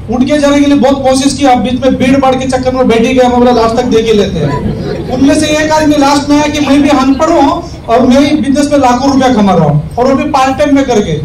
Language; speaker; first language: Hindi; non-native, local second language; Kannada